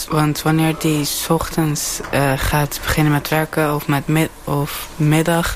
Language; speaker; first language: Dutch; early bilingual, other home language; Turkish